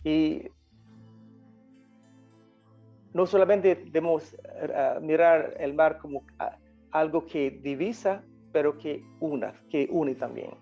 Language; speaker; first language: Spanish; non-native, fluent; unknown